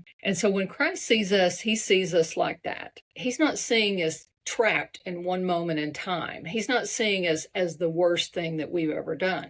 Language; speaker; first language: English; native; English